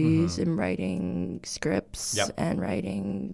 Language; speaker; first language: English; native; English